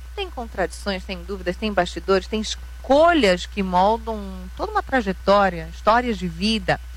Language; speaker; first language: Portuguese; native; Portuguese